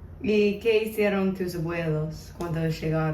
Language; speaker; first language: Spanish; non-native, learner; English